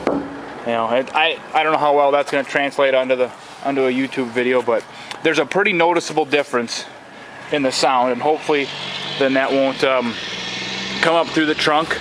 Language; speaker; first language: English; native; English